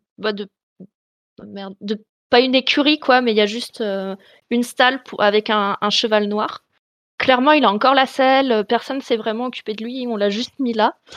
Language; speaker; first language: French; native; French